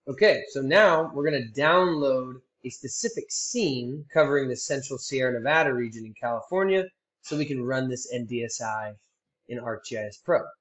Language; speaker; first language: English; native; English